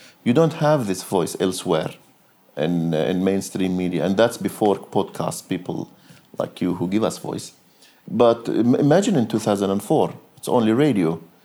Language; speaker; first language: English; non-native, fluent; Arabic